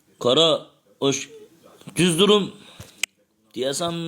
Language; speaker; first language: Turkish; native; Turkish